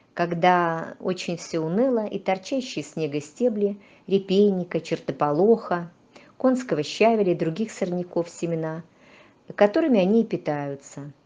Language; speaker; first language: Russian; native; Russian